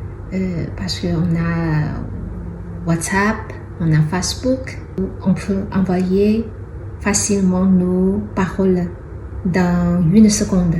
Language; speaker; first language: French; non-native, fluent; Chinese